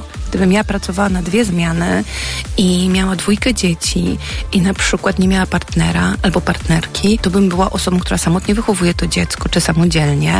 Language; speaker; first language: Polish; native; Polish